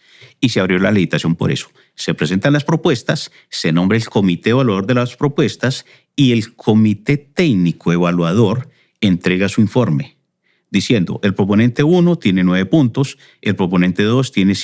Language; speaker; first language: Spanish; native; Spanish